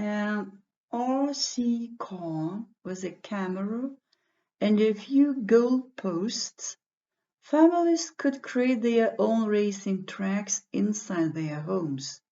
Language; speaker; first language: English; non-native, fluent; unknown